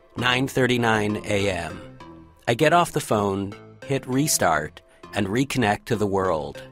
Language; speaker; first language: English; native; English